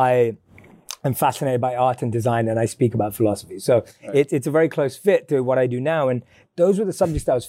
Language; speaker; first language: English; native; English